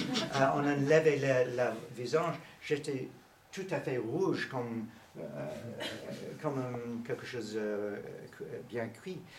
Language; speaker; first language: French; non-native, learner; English